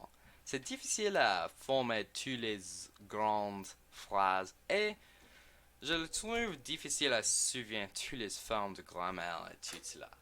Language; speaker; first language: French; non-native, learner; English